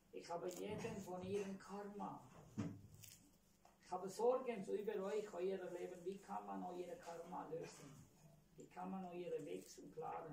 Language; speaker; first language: German; non-native, learner; Tamil